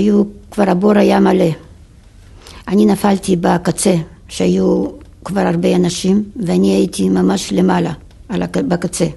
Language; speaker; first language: Hebrew; non-native, fluent; Yiddish